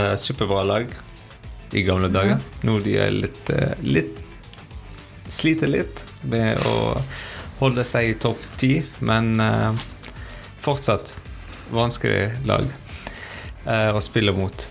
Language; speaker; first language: Norwegian; non-native, fluent; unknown